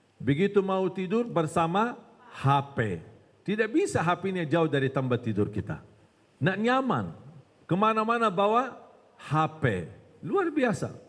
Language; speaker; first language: Malay; non-native, fluent; Arabic